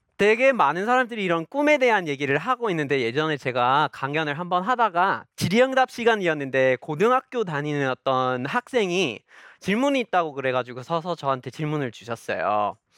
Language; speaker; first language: Korean; non-native, fluent; English